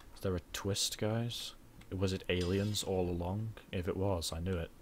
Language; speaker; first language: English; native; English